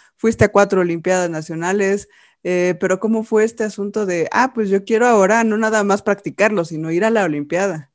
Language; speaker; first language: Spanish; native; Spanish